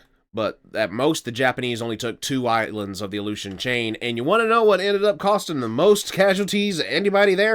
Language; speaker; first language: English; native; English